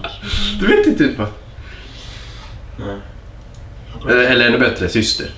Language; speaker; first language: Swedish; native; Swedish